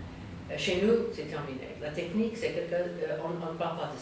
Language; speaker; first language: French; non-native, fluent; English